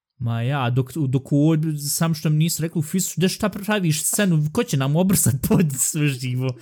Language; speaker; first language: Bosnian; early bilingual, heritage; Bosnian